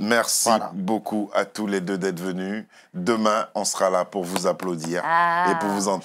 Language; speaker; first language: French; native; French